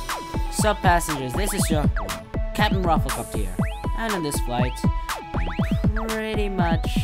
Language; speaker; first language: English; native; English